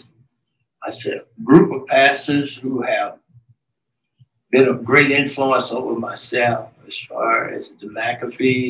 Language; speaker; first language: English; native; English